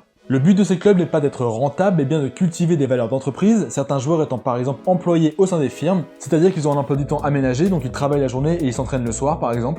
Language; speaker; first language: French; native; French